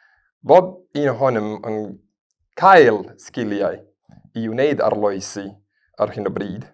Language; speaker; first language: Welsh; non-native, learner; Spanish